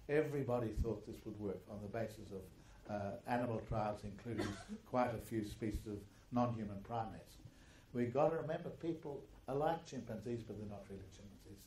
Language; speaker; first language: English; early bilingual, other home language; German